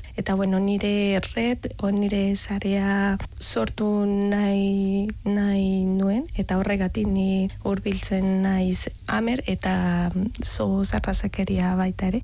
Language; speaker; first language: Basque; non-native, learner; Spanish